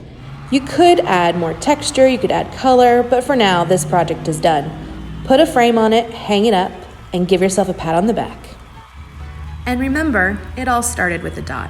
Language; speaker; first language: English; native; English